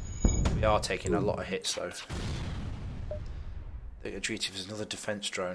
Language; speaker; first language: English; native; English